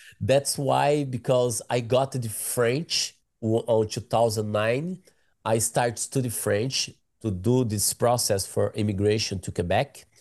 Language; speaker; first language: English; non-native, learner; Portuguese